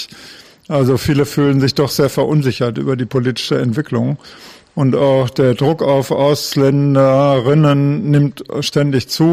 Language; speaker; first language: German; native; German